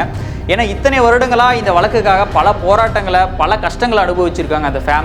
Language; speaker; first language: Tamil; native; Tamil